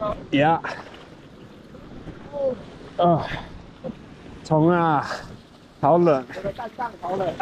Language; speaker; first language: Chinese; non-native, fluent; English